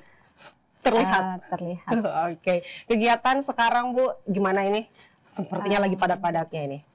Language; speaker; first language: Indonesian; native; Indonesian